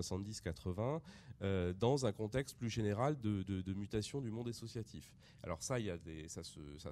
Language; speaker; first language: French; native; French